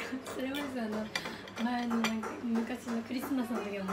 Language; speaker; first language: Japanese; native; Japanese